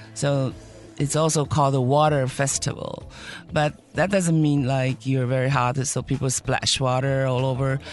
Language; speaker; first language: English; non-native, fluent; Chinese